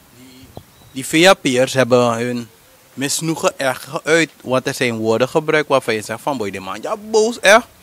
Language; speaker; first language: Dutch; native; Dutch